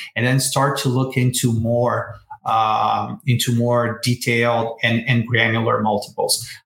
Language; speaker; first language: English; non-native, fluent; Portuguese